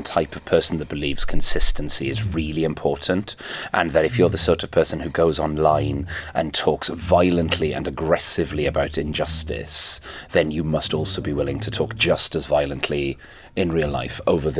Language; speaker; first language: English; non-native, local second language; Welsh